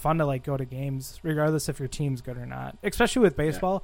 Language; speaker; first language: English; native; English